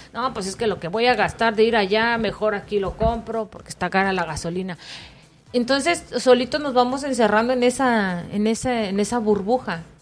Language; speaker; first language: Spanish; native; Spanish